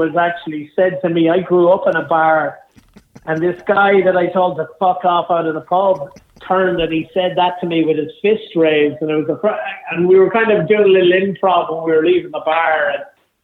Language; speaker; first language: English; native; English